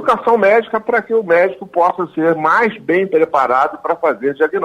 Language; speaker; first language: Portuguese; native; Portuguese